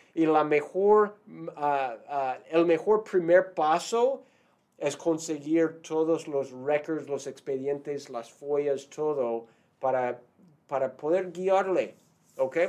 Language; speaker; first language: Spanish; non-native, fluent; English